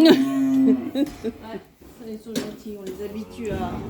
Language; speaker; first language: French; native; French